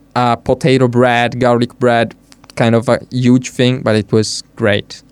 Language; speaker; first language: English; non-native, fluent; Italian